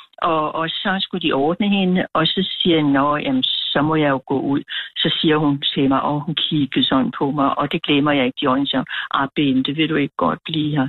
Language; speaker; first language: Danish; native; Danish